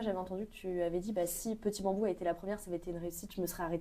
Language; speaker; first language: French; native; French